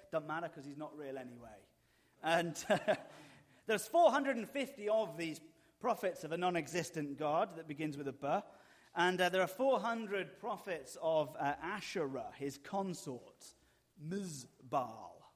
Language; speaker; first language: English; native; English